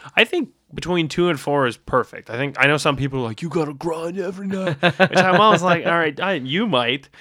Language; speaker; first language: English; native; English